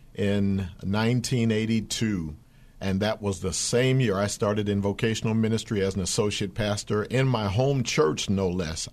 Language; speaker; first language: English; native; English